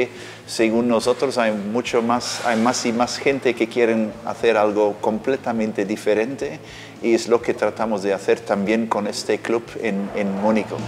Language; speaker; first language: Spanish; non-native, fluent; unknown